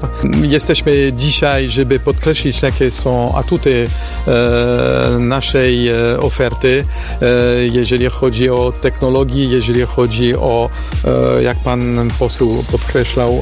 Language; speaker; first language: Polish; non-native, fluent; French